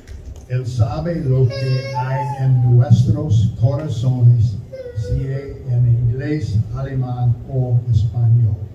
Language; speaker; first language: Spanish; non-native, learner; German